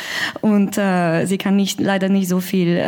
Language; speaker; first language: German; non-native, learner; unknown